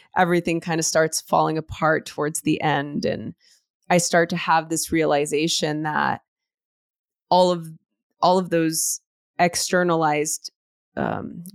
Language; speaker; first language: English; native; English